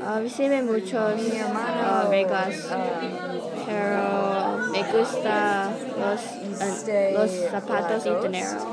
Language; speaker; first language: Spanish; non-native, learner; English